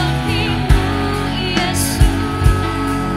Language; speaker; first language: Indonesian; native; Indonesian